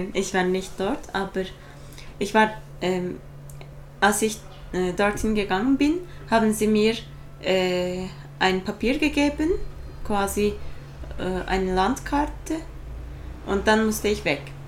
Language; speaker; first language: German; non-native, fluent; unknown